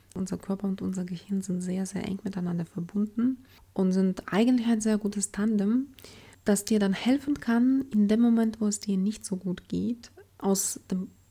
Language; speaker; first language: German; non-native, fluent; Ukrainian